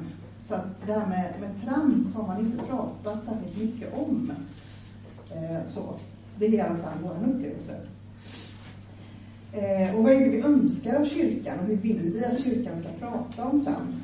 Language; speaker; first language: Swedish; native; Swedish